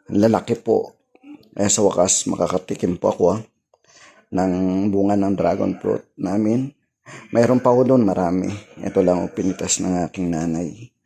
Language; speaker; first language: Filipino; native; Filipino